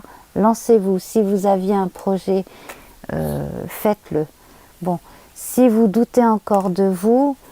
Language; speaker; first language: French; native; French